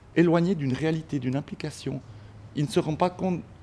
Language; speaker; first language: French; early bilingual, other home language; Spanish